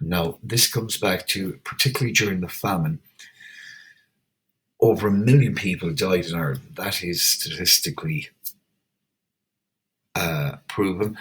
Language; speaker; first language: English; native; English